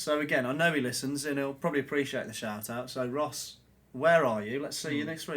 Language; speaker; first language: English; native; English